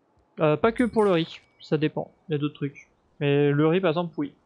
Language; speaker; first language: French; native; French